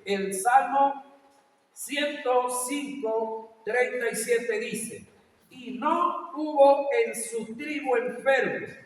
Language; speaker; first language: Spanish; native; Spanish